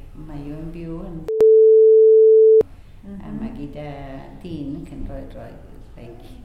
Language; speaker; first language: Welsh; non-native, local second language; Spanish